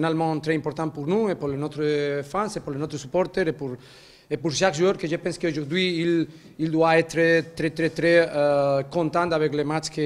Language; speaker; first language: French; non-native, learner; Spanish